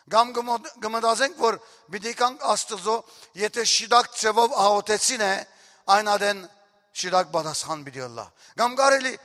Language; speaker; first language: Armenian; early bilingual, heritage; Armenian